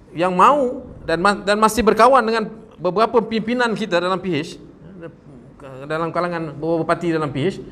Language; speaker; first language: Malay; native; Malay